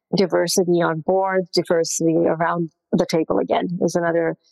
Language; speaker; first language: English; non-native, local second language; Gujarati